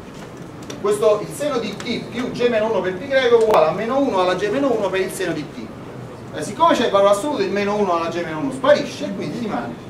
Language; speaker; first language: Italian; native; Italian